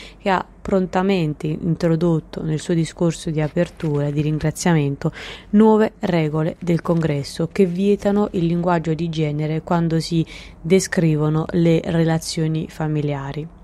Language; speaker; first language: Italian; native; Italian